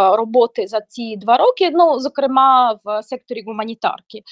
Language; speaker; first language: Ukrainian; non-native, local second language; Russian